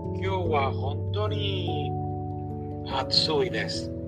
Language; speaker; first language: Japanese; non-native, learner; Spanish